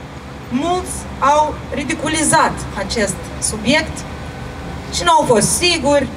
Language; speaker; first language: Romanian; non-native, local second language; Russian